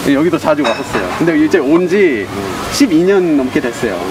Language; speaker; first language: Korean; non-native, fluent; English